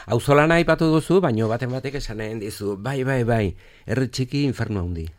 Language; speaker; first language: Basque; native; Basque